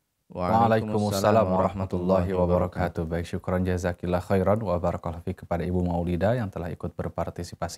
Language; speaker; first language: Indonesian; native; Indonesian